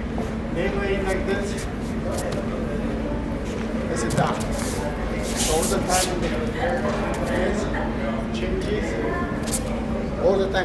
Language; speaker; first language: English; non-native, learner; Spanish